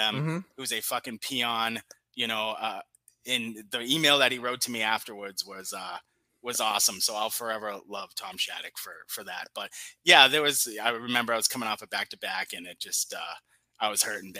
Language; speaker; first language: English; native; English